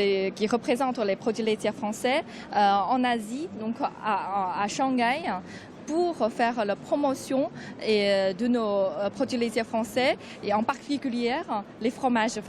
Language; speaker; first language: French; non-native, fluent; Chinese